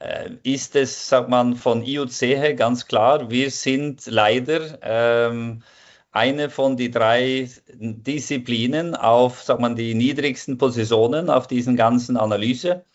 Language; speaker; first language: German; non-native, fluent; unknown